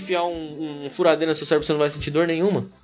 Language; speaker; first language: Portuguese; native; Portuguese